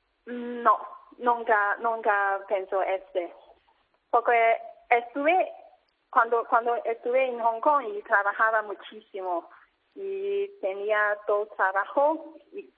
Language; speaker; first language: Spanish; non-native, learner; Cantonese